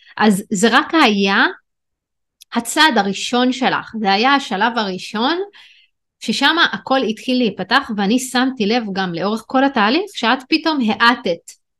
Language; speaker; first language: Hebrew; non-native, local second language; Arabic